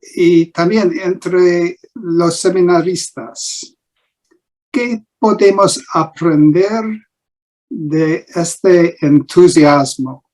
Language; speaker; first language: Spanish; non-native, learner; English